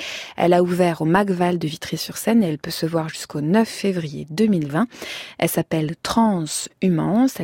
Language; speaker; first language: French; native; French